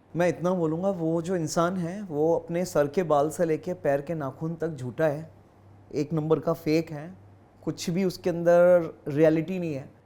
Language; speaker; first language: Hindi; native; Hindi